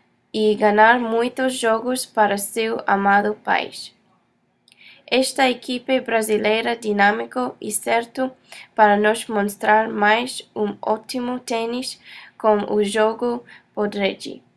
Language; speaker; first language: Portuguese; non-native, learner; English